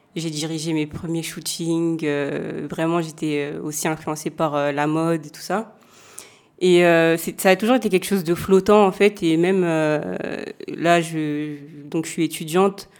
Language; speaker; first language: French; native; French